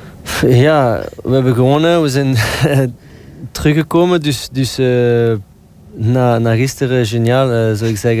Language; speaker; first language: Dutch; non-native, local second language; French